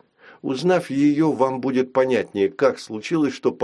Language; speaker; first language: Russian; native; Russian